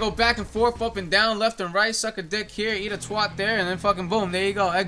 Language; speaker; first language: English; native; English